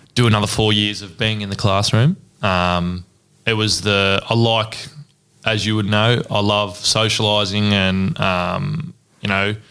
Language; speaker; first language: English; native; English